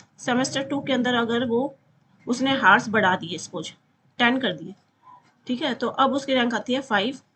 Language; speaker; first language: Hindi; native; Hindi